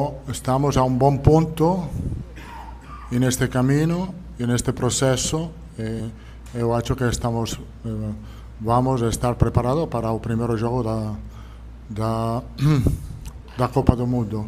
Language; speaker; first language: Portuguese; non-native, learner; Italian